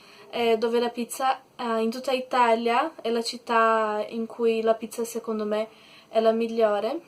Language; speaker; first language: Italian; non-native, learner; Portuguese